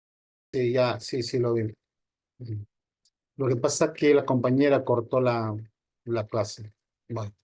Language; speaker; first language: Spanish; native; Spanish